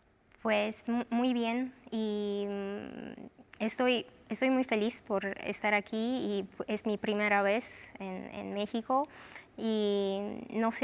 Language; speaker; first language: Spanish; non-native, fluent; Romanian